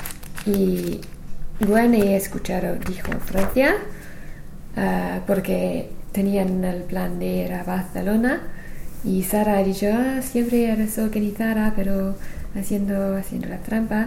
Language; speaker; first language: Spanish; non-native, learner; English